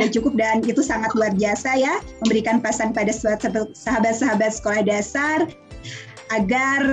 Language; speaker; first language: Indonesian; native; Indonesian